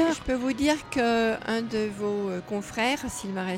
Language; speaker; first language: French; native; French